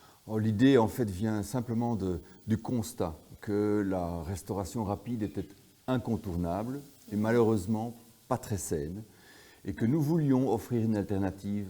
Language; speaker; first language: French; native; French